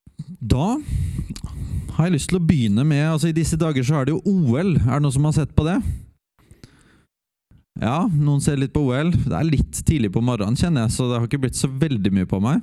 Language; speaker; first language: Norwegian; native; Norwegian